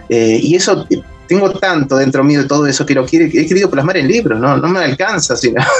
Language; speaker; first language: Spanish; native; Spanish